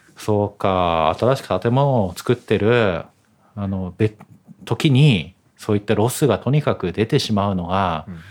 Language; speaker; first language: Japanese; native; Japanese